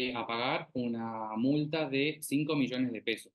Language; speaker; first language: Spanish; native; Spanish